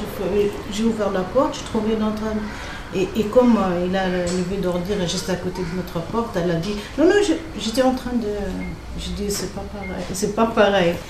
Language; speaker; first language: French; non-native, learner; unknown